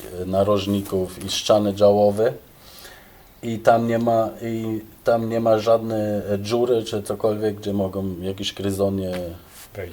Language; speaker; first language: Polish; non-native, fluent; German